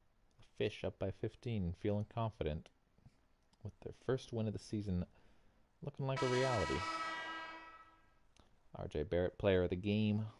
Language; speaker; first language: English; native; English